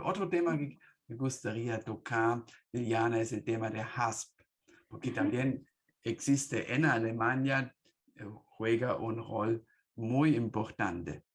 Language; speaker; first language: Spanish; non-native, fluent; German